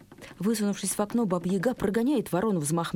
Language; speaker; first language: Russian; native; Russian